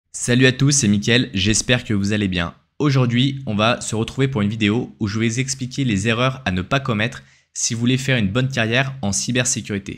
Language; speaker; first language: French; native; French